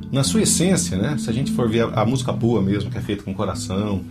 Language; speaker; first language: Portuguese; native; Portuguese